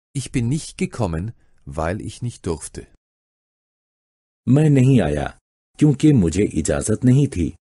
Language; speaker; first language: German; non-native, fluent; Urdu